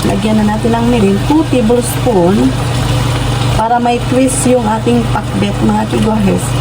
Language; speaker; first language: Filipino; non-native, local second language; Cebuano